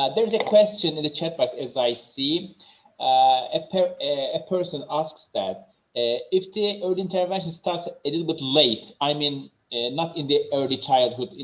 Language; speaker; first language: English; non-native, fluent; Turkish